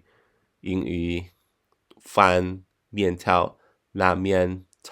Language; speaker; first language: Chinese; non-native, learner; Khmer